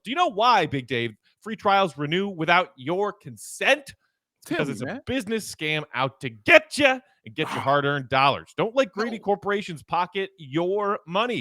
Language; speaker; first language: English; native; English